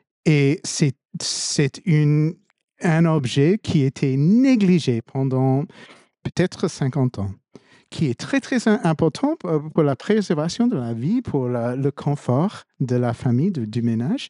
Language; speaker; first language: French; non-native, fluent; English